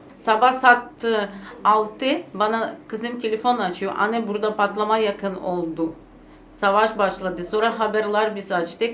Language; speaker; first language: Turkish; non-native, learner; Ukrainian